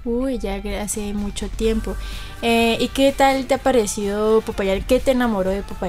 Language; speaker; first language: Spanish; native; Spanish